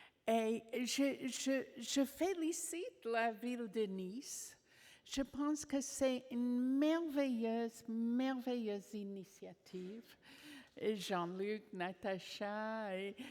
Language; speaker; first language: French; non-native, fluent; English